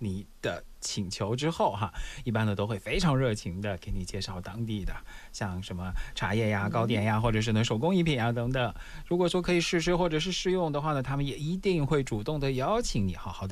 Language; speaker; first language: Chinese; native; Chinese